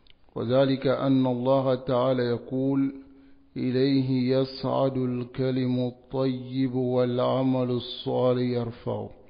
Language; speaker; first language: Arabic; non-native, fluent; Dyula